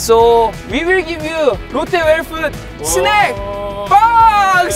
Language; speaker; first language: English; non-native, learner; Korean